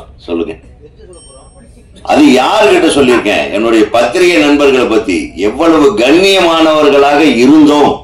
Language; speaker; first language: Tamil; native; Tamil